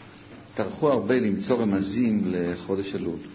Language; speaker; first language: Hebrew; native; Hebrew